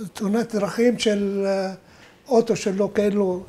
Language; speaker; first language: Hebrew; non-native, fluent; Arabic